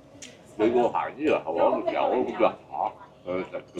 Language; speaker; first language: Cantonese; native; Cantonese